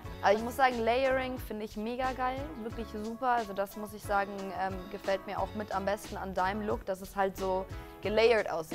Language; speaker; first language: German; native; German